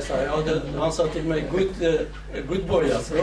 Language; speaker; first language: Swedish; non-native, fluent; Central Kurdish